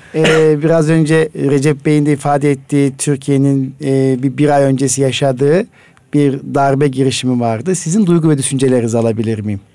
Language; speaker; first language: Turkish; native; Turkish